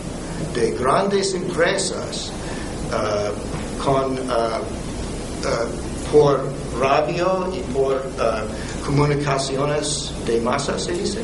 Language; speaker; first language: Spanish; non-native, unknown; English